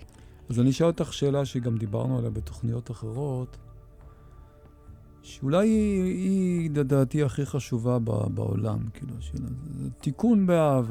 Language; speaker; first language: Hebrew; native; Hebrew